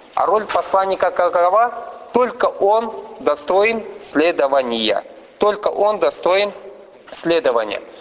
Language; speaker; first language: Russian; non-native, fluent; Arabic